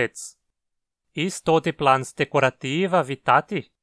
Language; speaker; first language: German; early bilingual, heritage; Portuguese